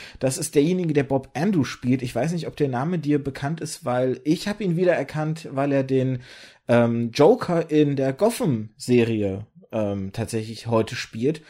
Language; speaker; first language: German; early bilingual, other home language; Russian